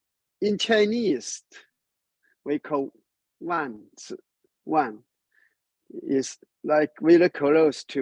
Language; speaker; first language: English; non-native, learner; Chinese